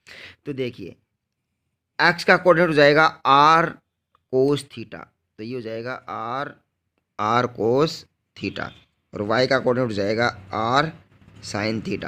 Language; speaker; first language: Hindi; native; Hindi